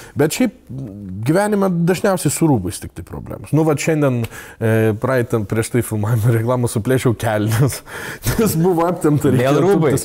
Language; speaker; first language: Lithuanian; native; Lithuanian